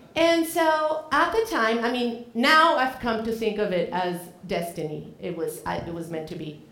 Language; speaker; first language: English; non-native, fluent; Spanish